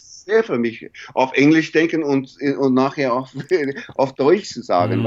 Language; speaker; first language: German; non-native, learner; English